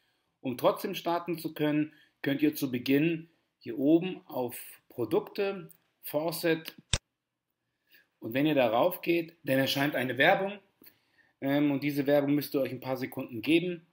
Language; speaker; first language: German; native; German